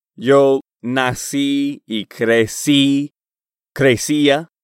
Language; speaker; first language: Spanish; non-native, learner; English